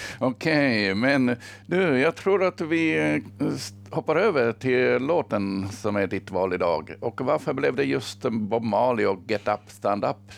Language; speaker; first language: Swedish; native; Swedish